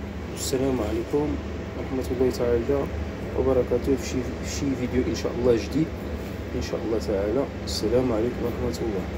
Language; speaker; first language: Arabic; native; Arabic